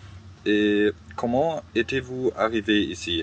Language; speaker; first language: French; non-native, learner; German